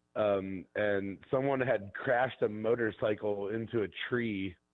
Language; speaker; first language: English; native; English